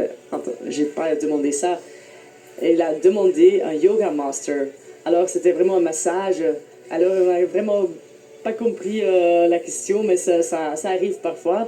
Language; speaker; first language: French; non-native, local second language; Dutch